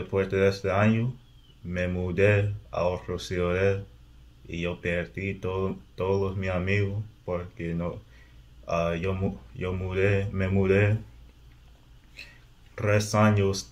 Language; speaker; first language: Spanish; non-native, learner; English